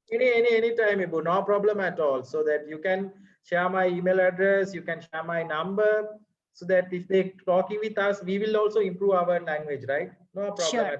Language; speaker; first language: English; non-native, fluent; Sinhala